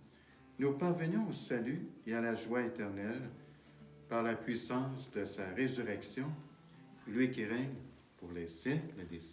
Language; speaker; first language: French; native; French